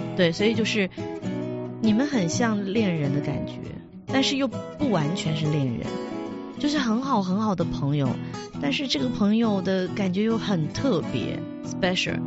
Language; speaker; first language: Chinese; native; Chinese